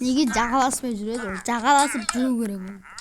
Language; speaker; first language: Kazakh; native; Kazakh